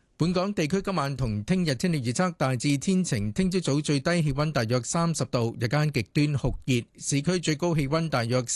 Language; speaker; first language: Cantonese; native; Cantonese